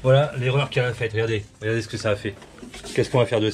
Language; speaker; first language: French; native; French